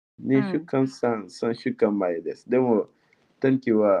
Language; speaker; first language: Japanese; non-native, learner; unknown